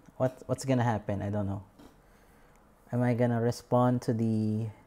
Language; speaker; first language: English; non-native, local second language; Filipino